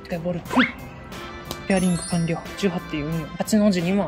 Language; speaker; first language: Japanese; native; Japanese